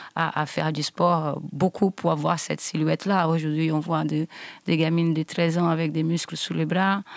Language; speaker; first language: French; non-native, fluent; Portuguese